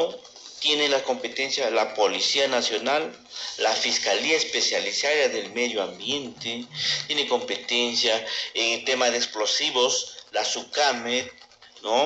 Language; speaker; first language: Spanish; native; Spanish